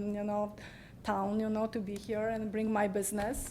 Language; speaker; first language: English; non-native, learner; Polish